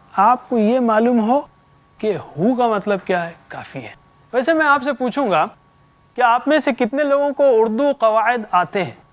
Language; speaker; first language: Urdu; native; Urdu